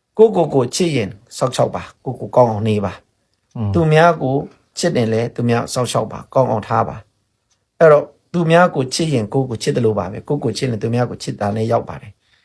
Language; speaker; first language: Burmese; non-native, local second language; Pa'o Karen